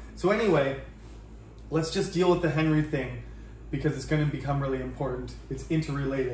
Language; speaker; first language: English; native; English